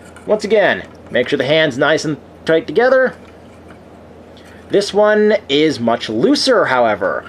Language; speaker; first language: English; native; English